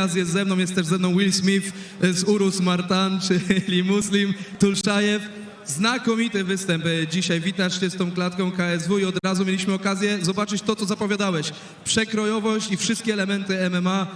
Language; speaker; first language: Polish; native; Polish